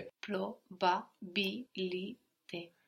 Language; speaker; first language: French; non-native, learner; English